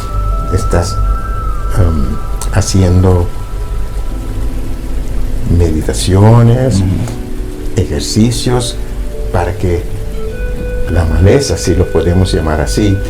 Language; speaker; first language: Spanish; non-native, fluent; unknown